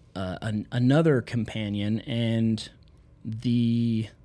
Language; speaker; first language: English; native; English